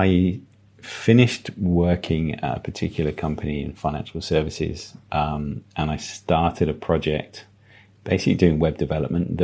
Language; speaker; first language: English; native; English